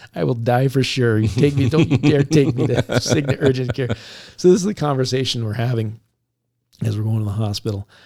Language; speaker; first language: English; native; English